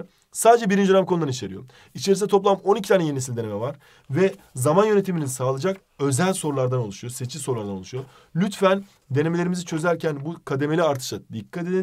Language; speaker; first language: Turkish; native; Turkish